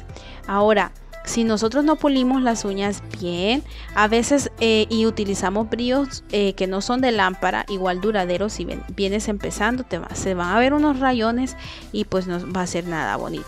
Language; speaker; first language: Spanish; native; Spanish